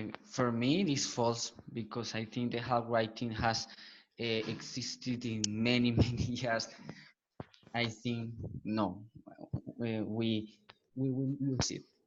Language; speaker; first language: English; non-native, learner; Spanish